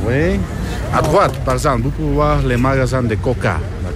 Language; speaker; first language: French; non-native, learner; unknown